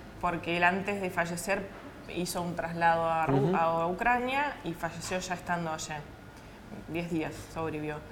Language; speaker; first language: Spanish; early bilingual, other home language; Russian